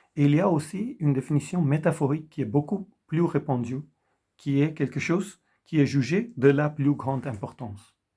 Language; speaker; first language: French; non-native, fluent; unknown